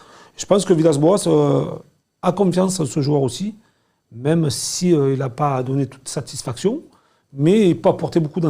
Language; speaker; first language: French; native; French